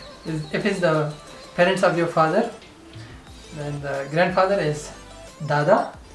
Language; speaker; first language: English; non-native, local second language; Urdu